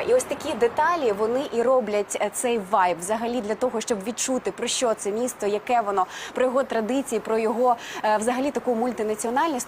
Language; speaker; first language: Ukrainian; native; Ukrainian